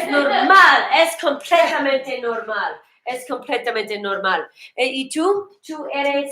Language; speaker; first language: Spanish; non-native, fluent; English